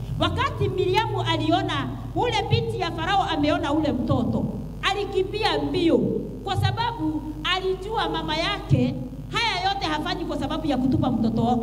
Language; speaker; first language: Swahili; non-native, local second language; Kikuyu